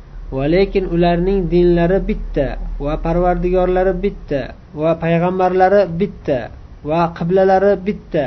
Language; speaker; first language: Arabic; non-native, fluent; Uzbek